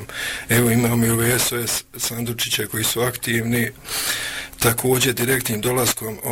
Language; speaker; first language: Bosnian; native; Bosnian